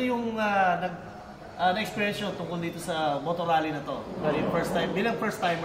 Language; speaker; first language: Filipino; native; Filipino